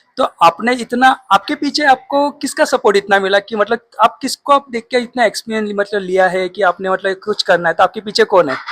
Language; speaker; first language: Hindi; non-native, local second language; Marathi